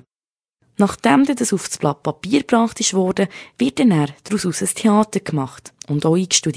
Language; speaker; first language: German; native; German